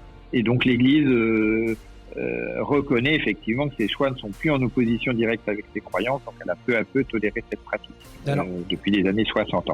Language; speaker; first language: French; native; French